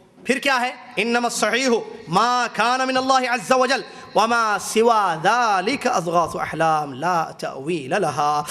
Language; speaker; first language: Urdu; native; Urdu